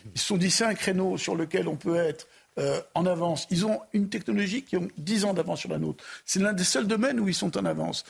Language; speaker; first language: French; native; French